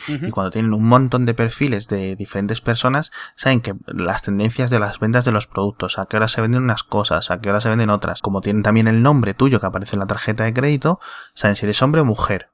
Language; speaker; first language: Spanish; native; Spanish